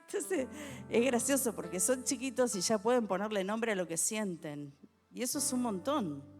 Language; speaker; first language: Spanish; native; Spanish